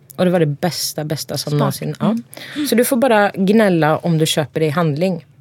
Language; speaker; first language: Swedish; early bilingual, other home language; Turkish